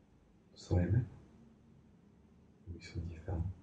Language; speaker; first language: French; native; French